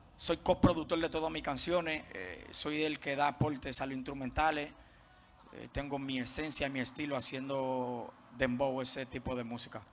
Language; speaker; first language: Spanish; native; Spanish